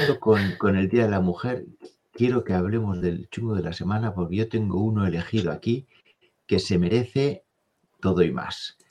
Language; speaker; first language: Spanish; native; Spanish